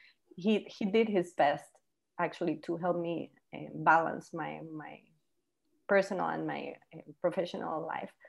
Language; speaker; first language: English; non-native, fluent; Spanish